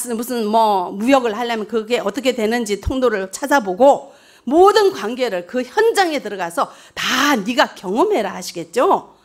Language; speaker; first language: Korean; early bilingual, heritage; Korean